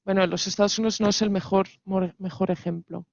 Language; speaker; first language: Spanish; non-native, fluent; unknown